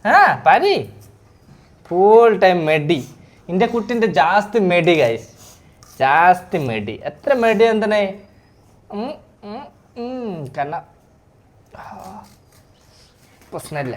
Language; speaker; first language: Malayalam; early bilingual, heritage; Malayalam